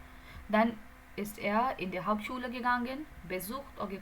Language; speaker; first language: German; non-native, fluent; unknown